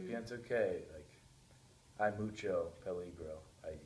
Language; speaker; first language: Spanish; non-native, learner; English